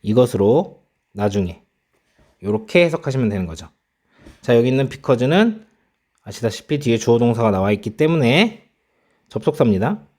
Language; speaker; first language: Korean; native; Korean